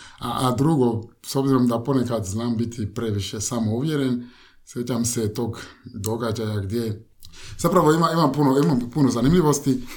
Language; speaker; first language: Croatian; non-native, fluent; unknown